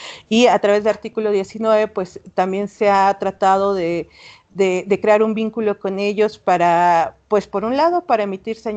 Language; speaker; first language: Spanish; native; Spanish